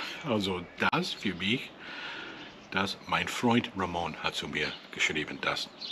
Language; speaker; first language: German; non-native, learner; English